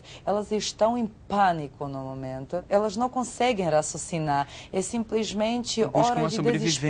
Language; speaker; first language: Portuguese; non-native, fluent; Serbian